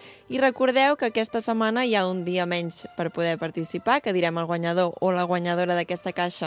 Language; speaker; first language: Catalan; native; Catalan